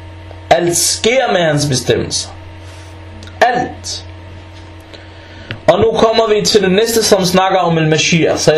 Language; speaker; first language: Danish; early bilingual, other home language; Arabic